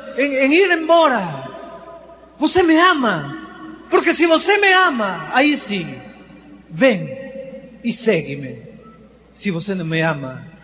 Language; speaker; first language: Portuguese; non-native, fluent; Spanish